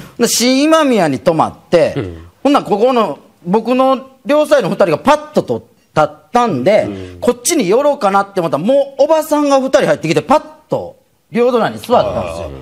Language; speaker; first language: Japanese; native; Japanese